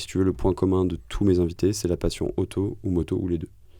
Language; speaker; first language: French; native; French